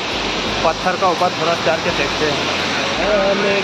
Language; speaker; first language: Hindi; non-native, local second language; Kok Borok